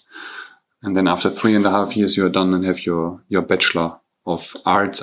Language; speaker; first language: English; non-native, fluent; German